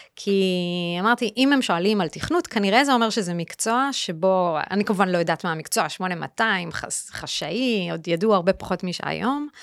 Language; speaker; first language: Hebrew; native; Hebrew